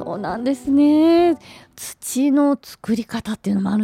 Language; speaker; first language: Japanese; native; Japanese